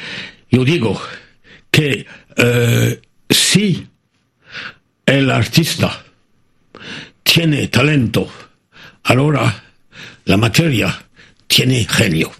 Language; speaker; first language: Spanish; non-native, fluent; French